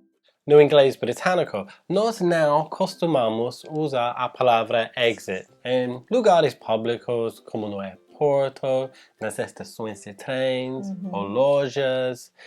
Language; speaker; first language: Portuguese; non-native, fluent; English